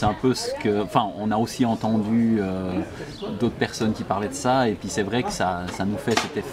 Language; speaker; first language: French; native; French